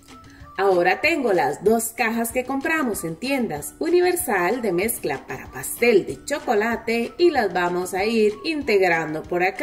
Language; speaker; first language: Spanish; native; Spanish